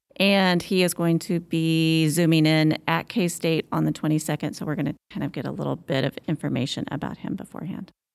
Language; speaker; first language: English; native; English